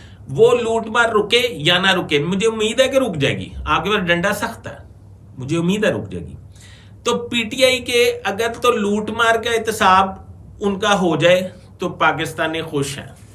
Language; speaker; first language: Urdu; native; Urdu